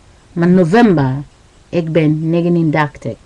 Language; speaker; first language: Dutch; non-native, learner; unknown